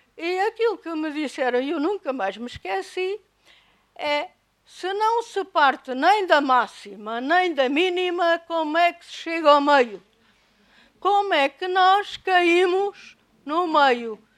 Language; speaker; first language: Portuguese; native; Portuguese